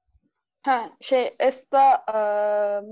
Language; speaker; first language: Spanish; non-native, learner; Turkish